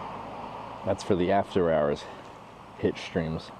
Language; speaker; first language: English; native; English